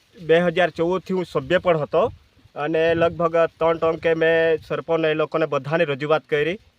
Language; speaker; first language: Gujarati; non-native, local second language; Vasavi